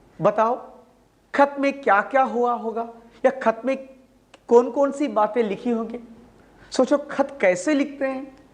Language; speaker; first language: Hindi; non-native, local second language; Malayalam